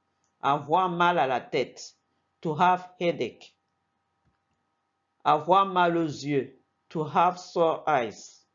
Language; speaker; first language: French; non-native, fluent; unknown